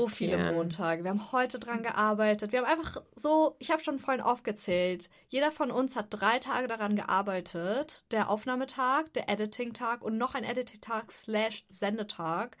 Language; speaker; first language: German; native; German